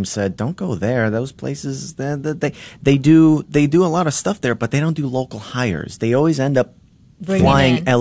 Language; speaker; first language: English; early bilingual, other home language; Polish